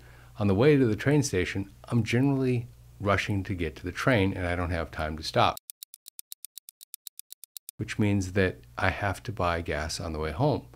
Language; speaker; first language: English; native; English